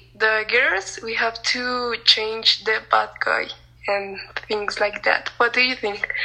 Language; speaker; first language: English; non-native, learner; Spanish